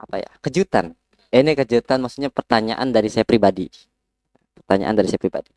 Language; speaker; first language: Indonesian; native; Indonesian